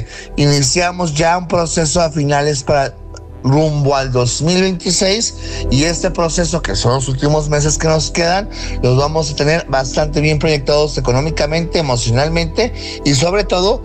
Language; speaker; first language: Spanish; native; Spanish